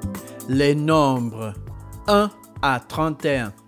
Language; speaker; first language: French; non-native, fluent; English